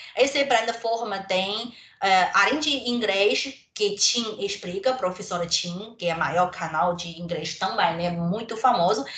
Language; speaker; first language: Portuguese; non-native, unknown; Chinese